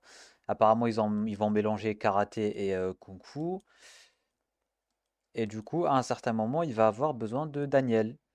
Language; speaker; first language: French; native; French